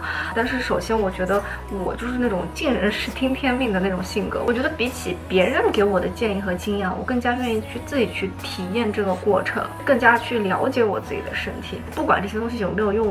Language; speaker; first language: Chinese; native; Chinese